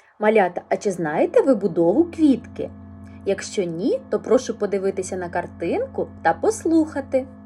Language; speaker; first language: Ukrainian; native; Ukrainian